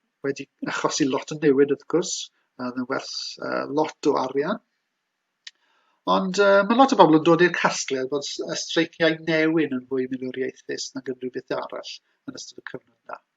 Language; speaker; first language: Welsh; native; Welsh